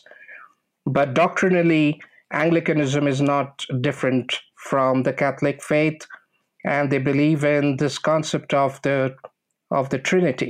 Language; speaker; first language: English; non-native, local second language; Bangla